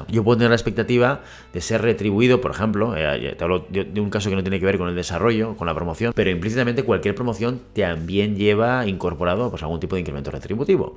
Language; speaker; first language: Spanish; native; Spanish